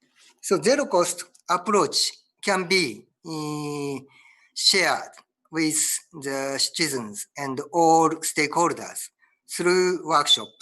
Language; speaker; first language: English; non-native, learner; Japanese